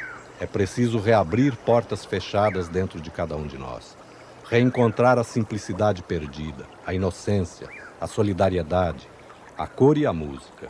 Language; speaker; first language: Portuguese; native; Portuguese